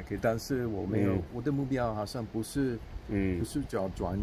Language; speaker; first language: Chinese; non-native, fluent; English